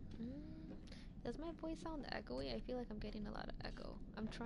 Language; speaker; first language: English; native; English